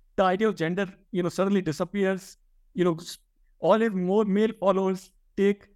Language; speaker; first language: English; non-native, local second language; Hindi